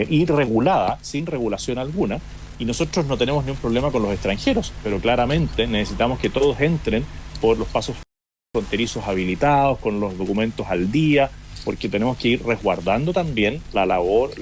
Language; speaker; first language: Spanish; native; Spanish